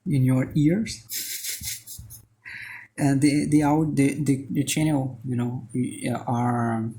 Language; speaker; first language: English; non-native, fluent; Portuguese